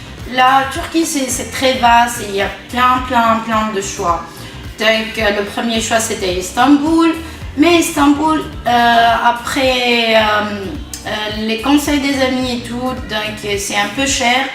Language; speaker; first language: French; non-native, local second language; Arabic